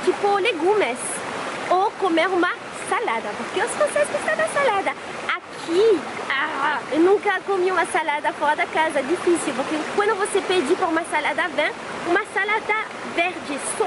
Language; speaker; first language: Portuguese; non-native, fluent; French